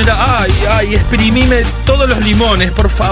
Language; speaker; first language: Spanish; native; Spanish